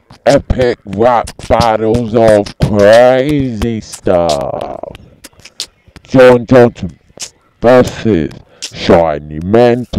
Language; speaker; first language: English; native; English